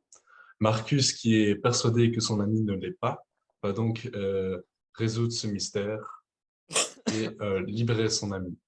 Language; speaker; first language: French; non-native, learner; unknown